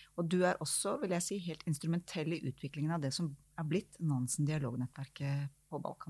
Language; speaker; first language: Norwegian; native; Norwegian